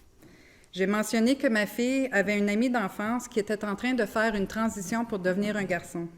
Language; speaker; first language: French; native; French